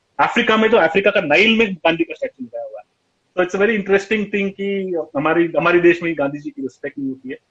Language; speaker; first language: Hindi; non-native, local second language; Tamil